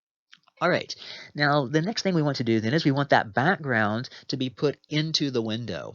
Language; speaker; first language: English; native; English